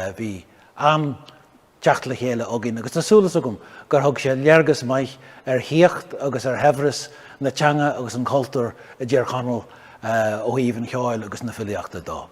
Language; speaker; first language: Irish; native; Irish